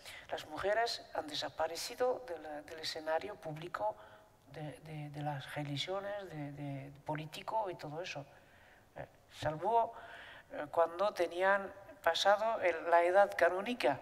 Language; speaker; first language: Spanish; non-native, fluent; Basque